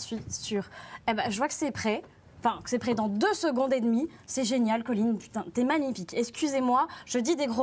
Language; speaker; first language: French; native; French